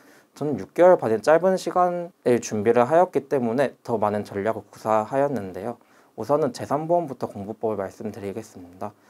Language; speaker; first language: Korean; native; Korean